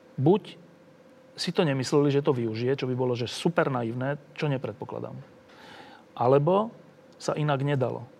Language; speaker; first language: Slovak; native; Slovak